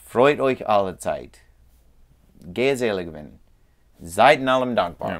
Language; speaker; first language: German; non-native, learner; English